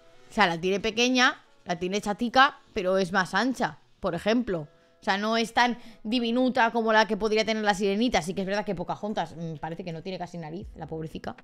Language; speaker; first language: Spanish; native; Spanish